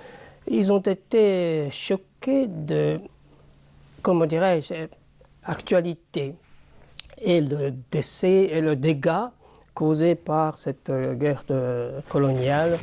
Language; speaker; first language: French; non-native, fluent; Japanese